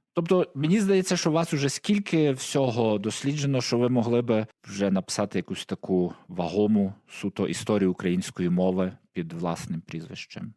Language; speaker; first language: Ukrainian; native; Ukrainian